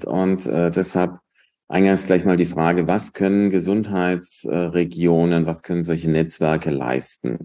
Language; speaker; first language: German; native; German